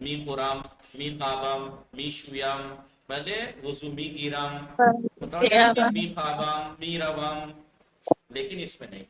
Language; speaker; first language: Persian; non-native, fluent; Urdu